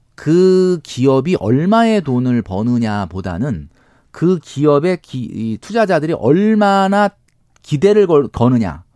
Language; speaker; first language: Korean; native; Korean